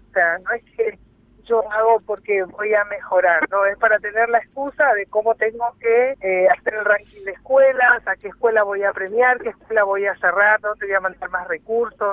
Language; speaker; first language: Spanish; native; Spanish